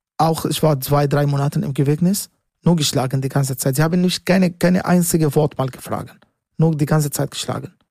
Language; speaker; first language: German; non-native, learner; Arabic